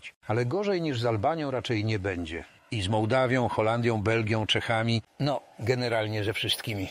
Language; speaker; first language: Polish; native; Polish